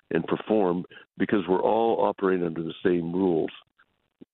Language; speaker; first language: English; native; English